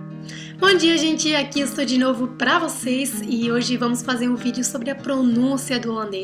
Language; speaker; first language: Portuguese; non-native, fluent; Dutch